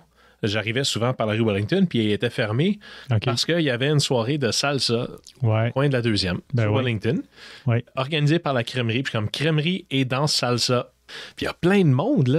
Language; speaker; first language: French; native; French